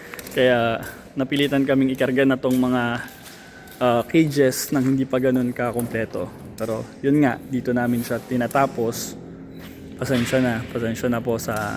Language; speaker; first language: Filipino; native; Filipino